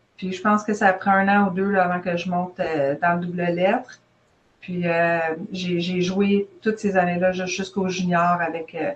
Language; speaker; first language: French; native; French